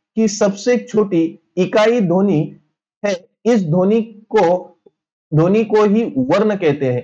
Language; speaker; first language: Hindi; non-native, local second language; Marathi